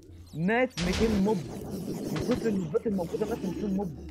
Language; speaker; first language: Arabic; native; Arabic